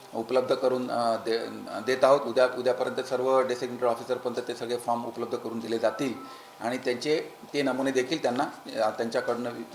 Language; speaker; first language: Marathi; native; Marathi